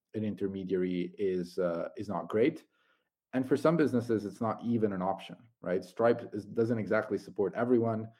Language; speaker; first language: English; non-native, fluent; Italian